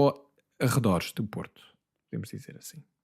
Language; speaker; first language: Portuguese; non-native, fluent; English